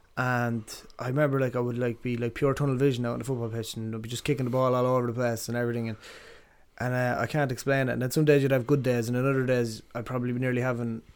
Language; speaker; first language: English; native; English